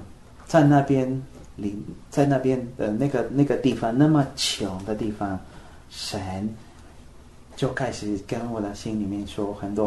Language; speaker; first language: Chinese; non-native, fluent; Spanish